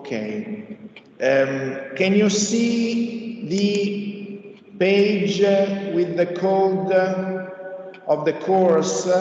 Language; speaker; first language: English; non-native, fluent; Italian